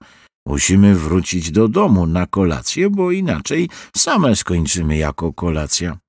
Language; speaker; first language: Polish; native; Polish